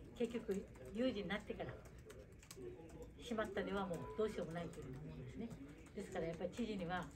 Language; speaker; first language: Japanese; native; Japanese